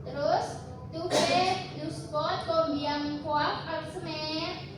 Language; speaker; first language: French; non-native, learner; Indonesian